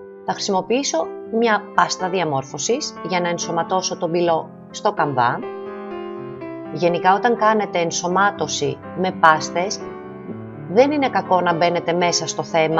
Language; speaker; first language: Greek; native; Greek